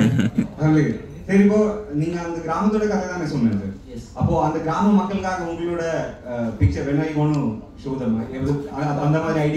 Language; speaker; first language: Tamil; non-native, learner; Malayalam